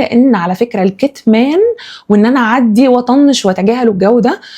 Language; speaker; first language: Arabic; native; Arabic